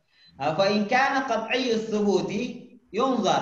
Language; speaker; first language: Arabic; non-native, fluent; Indonesian